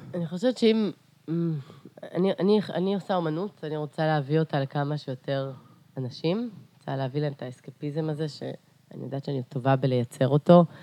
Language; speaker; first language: Hebrew; early bilingual, other home language; Russian